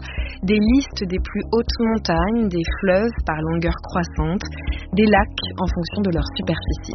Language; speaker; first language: French; native; French